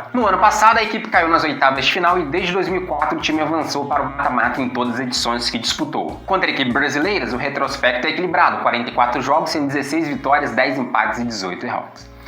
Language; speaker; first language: Portuguese; native; Portuguese